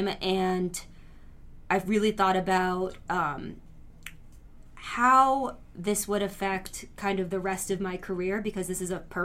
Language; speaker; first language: English; native; English